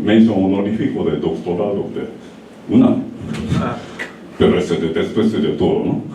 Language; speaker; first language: Spanish; non-native, learner; Japanese